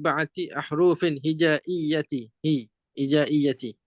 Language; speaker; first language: Arabic; non-native, fluent; Malay